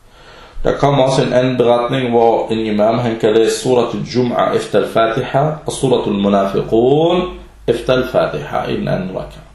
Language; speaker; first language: Danish; non-native, fluent; Arabic